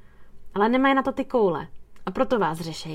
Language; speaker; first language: Czech; native; Czech